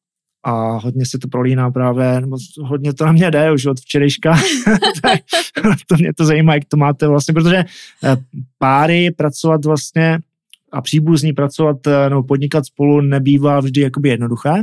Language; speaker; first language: Czech; native; Czech